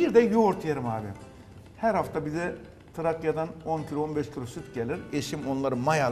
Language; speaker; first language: Turkish; native; Turkish